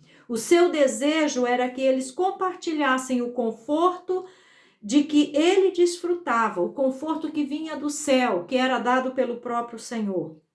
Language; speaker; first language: Portuguese; native; Portuguese